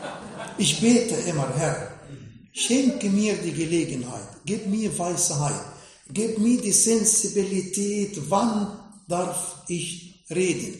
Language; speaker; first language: German; non-native, fluent; Arabic